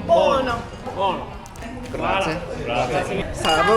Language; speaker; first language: Italian; non-native, fluent; Japanese